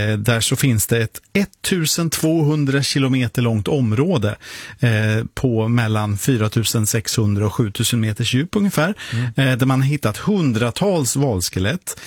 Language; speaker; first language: Swedish; native; Swedish